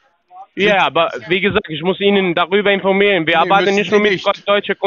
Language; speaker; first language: German; non-native, learner; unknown